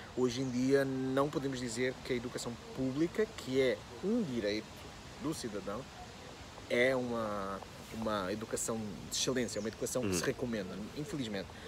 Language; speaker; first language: Portuguese; native; Portuguese